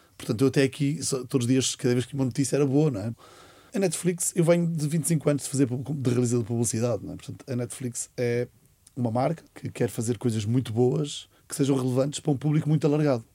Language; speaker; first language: Portuguese; native; Portuguese